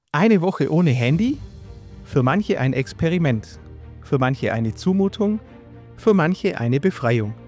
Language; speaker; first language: German; native; German